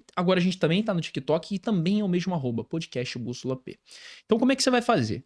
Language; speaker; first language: Portuguese; native; Portuguese